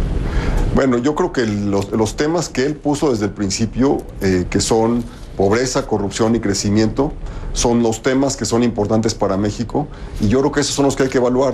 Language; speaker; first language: Spanish; native; Spanish